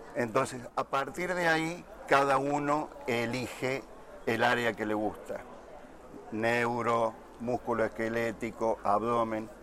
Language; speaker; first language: Spanish; native; Spanish